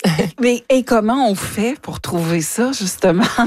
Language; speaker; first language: French; native; French